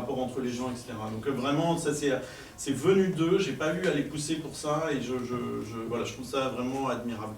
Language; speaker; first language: French; native; French